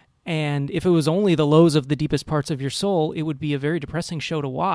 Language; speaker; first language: English; native; English